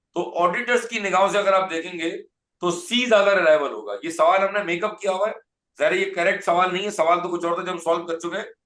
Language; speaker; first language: Urdu; native; Urdu